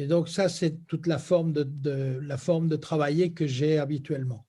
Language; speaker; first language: French; native; French